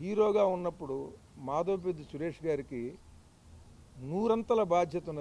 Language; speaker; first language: Telugu; native; Telugu